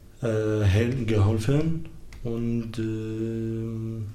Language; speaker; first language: German; non-native, learner; Arabic